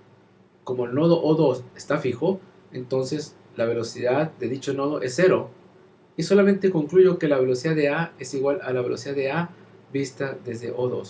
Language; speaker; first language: Spanish; native; Spanish